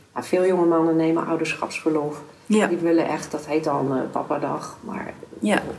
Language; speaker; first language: Dutch; native; Dutch